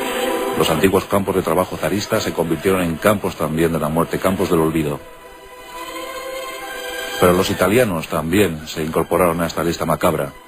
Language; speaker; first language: Spanish; native; Spanish